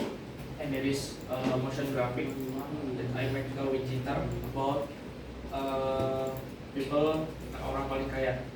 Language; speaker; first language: English; non-native, learner; Indonesian